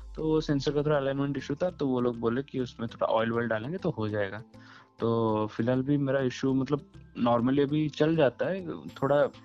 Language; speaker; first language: Hindi; non-native, local second language; Odia